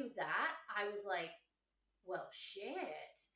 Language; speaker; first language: English; native; English